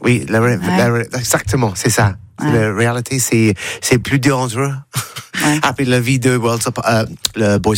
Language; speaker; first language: French; non-native, learner; English